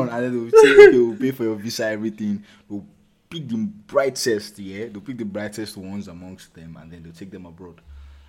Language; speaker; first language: English; non-native, local second language; Yoruba